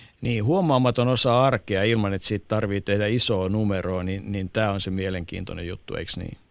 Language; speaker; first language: Finnish; native; Finnish